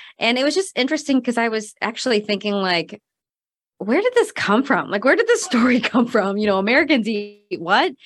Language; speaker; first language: English; native; English